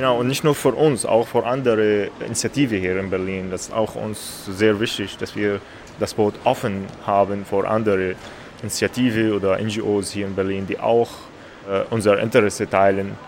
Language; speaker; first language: German; non-native, learner; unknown